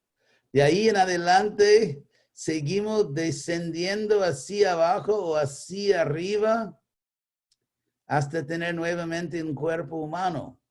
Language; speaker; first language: Spanish; non-native, fluent; English